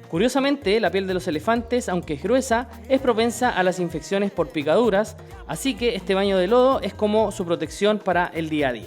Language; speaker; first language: Spanish; native; Spanish